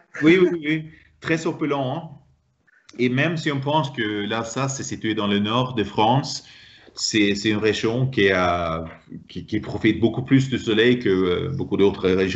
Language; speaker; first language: French; non-native, fluent; Swedish